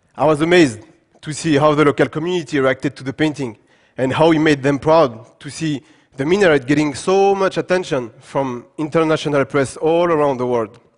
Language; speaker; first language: English; non-native, fluent; French